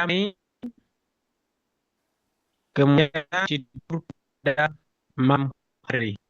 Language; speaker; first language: Indonesian; non-native, learner; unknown